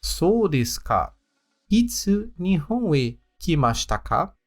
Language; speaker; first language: Japanese; non-native, learner; Portuguese